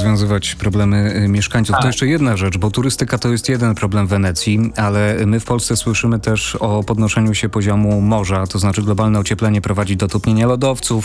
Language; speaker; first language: Polish; native; Polish